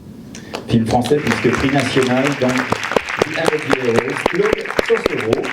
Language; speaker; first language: French; native; French